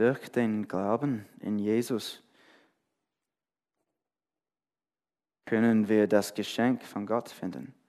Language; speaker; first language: German; non-native, fluent; English